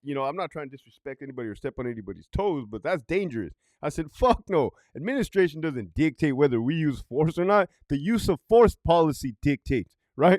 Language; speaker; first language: English; native; English